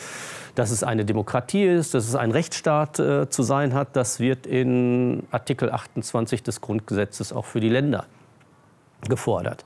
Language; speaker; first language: German; native; German